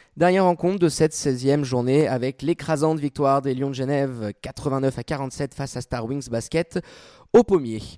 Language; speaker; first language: French; native; French